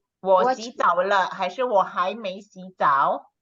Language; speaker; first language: Chinese; non-native, fluent; Indonesian